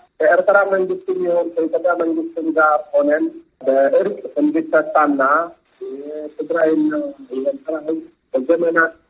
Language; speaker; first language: Amharic; non-native, local second language; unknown